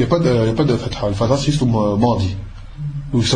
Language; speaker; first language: Arabic; non-native, fluent; French